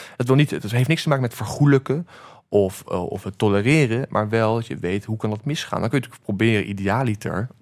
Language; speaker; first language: Dutch; native; Dutch